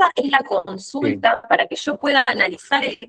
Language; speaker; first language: Spanish; native; Spanish